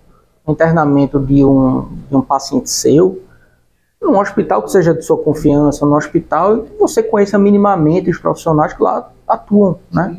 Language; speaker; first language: Portuguese; native; Portuguese